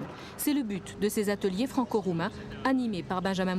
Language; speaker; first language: French; native; French